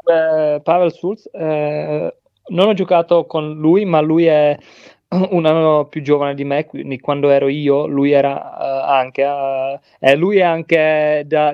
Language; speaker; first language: Italian; non-native, learner; Czech